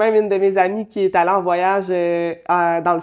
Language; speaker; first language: French; native; French